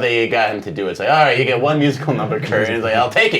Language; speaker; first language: English; native; English